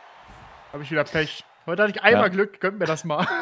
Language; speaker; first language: German; native; German